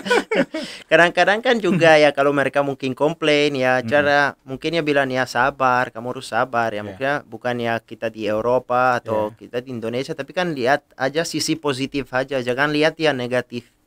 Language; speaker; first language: Indonesian; non-native, fluent; Italian